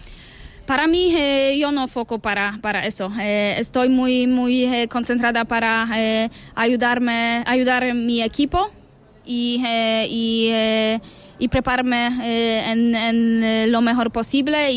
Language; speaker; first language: Spanish; non-native, learner; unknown